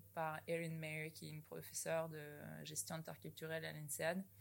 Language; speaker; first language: French; non-native, fluent; Russian